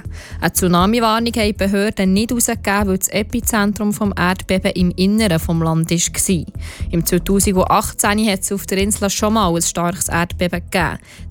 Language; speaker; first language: German; native; German